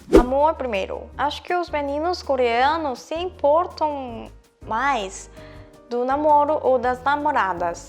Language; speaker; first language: Portuguese; non-native, fluent; Korean